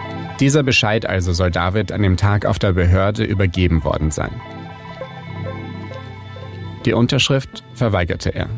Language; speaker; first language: German; native; German